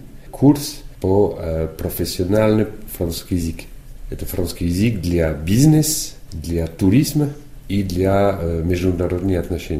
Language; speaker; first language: Russian; non-native, fluent; French